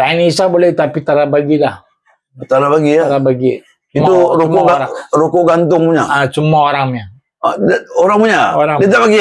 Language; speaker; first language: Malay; non-native, local second language; Tamil